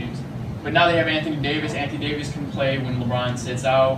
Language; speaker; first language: English; native; English